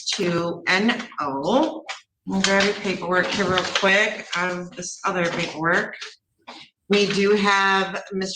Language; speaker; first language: English; native; English